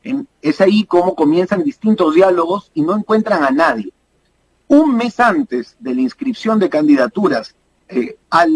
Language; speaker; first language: Spanish; native; Spanish